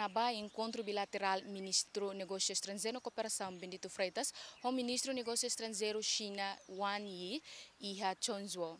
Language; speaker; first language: Portuguese; non-native, local second language; Tetum